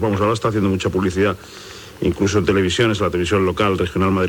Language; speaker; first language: Spanish; native; Spanish